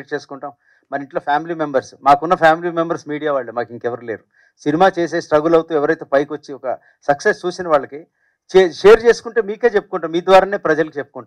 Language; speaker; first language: Telugu; native; Telugu